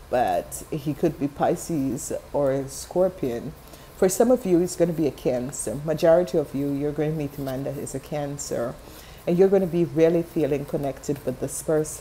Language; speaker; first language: English; non-native, fluent; Dutch